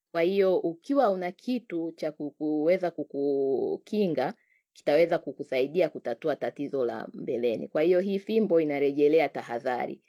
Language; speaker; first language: Swahili; native; Swahili